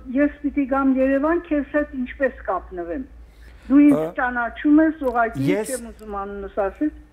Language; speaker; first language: Armenian; native; Armenian